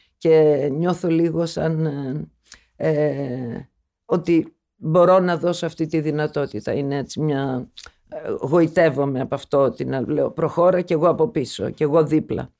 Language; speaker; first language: Greek; early bilingual, other home language; Turkish